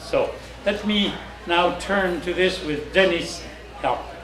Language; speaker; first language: English; early bilingual, other home language; Spanish